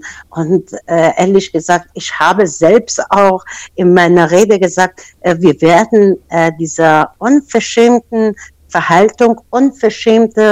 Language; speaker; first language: German; non-native, fluent; Persian